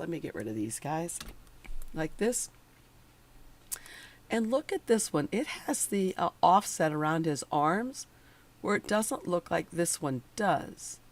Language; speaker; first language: English; native; English